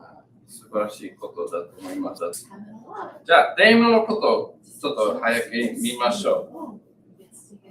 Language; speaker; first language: Japanese; non-native, learner; English